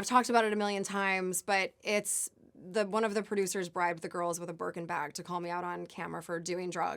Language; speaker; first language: English; native; English